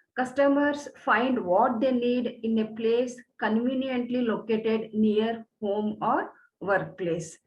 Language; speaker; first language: English; non-native, local second language; Kannada